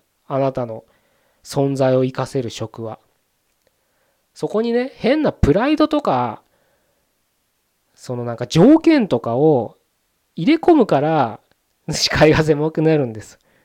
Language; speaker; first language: Japanese; native; Japanese